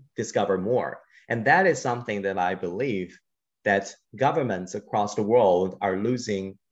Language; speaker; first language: English; non-native, fluent; Chinese